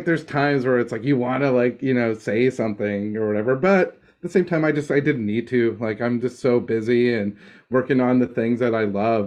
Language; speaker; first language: English; native; English